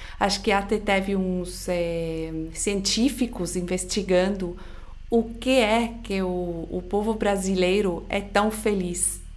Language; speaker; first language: Portuguese; non-native, fluent; Swiss German